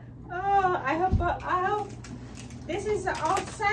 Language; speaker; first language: English; non-native, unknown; Indonesian